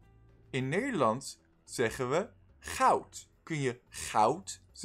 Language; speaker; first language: Dutch; non-native, fluent; English